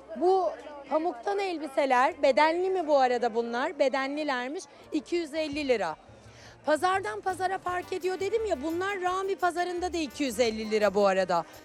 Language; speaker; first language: Turkish; native; Turkish